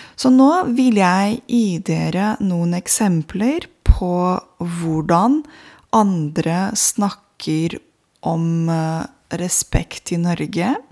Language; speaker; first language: Norwegian; non-native, fluent; Romanian